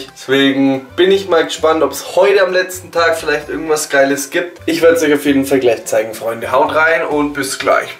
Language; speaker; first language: German; native; German